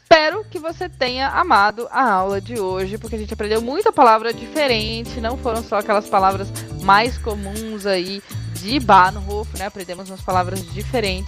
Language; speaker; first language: Portuguese; native; Portuguese